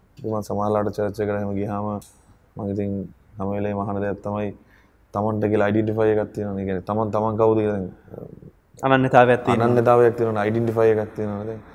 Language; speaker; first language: Sinhala; native; Sinhala